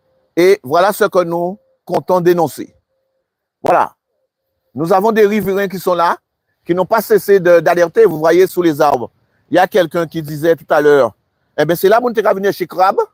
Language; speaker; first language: French; native; French